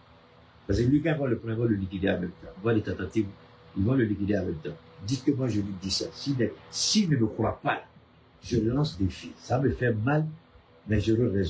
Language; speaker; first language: French; native; French